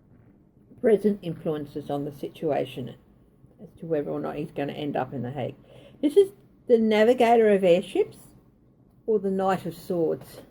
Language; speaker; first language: English; native; English